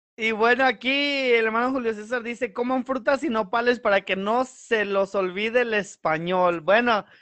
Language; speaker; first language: Spanish; early bilingual, heritage; Spanish